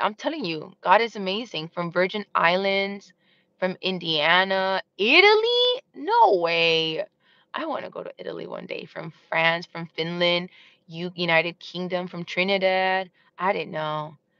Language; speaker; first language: English; native; English